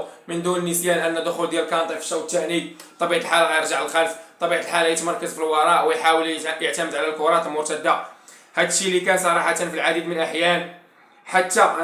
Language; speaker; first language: Arabic; native; Arabic